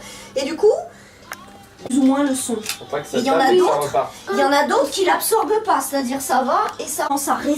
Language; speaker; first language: French; native; French